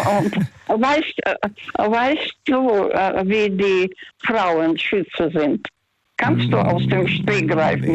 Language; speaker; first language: German; non-native, fluent; Russian